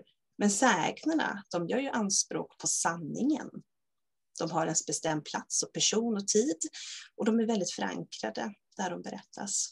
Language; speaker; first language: Swedish; native; Swedish